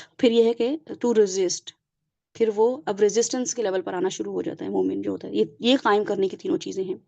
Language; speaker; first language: Urdu; native; Urdu